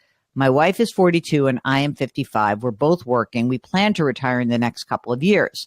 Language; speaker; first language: English; native; English